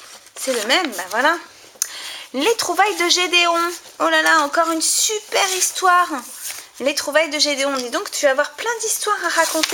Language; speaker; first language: French; native; French